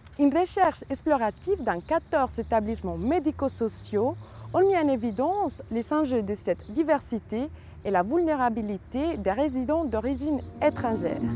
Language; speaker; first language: French; native; French